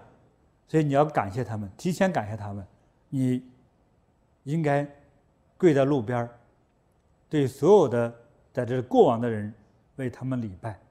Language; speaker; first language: Chinese; native; Chinese